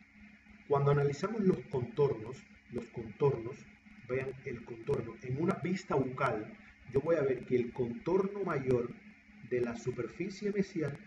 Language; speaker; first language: Spanish; native; Spanish